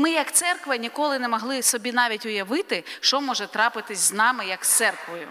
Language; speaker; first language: Polish; non-native, learner; Ukrainian